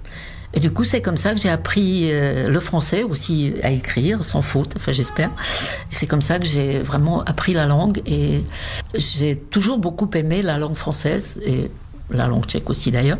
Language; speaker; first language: French; non-native, fluent; Czech